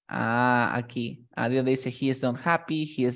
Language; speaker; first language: English; non-native, fluent; Spanish